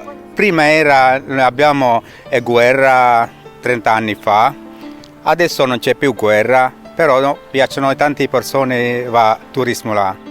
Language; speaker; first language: Italian; non-native, learner; Sinhala